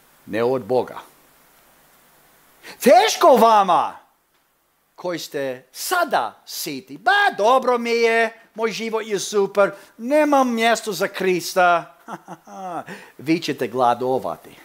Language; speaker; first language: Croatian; early bilingual, heritage; Croatian